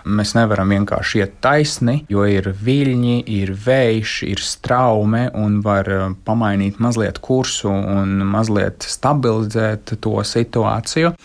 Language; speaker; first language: Latvian; non-native, local second language; Russian